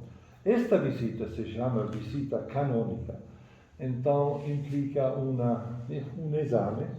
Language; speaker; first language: Portuguese; non-native, fluent; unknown